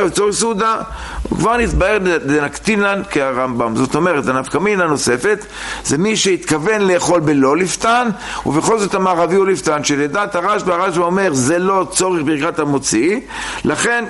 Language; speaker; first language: Hebrew; native; Hebrew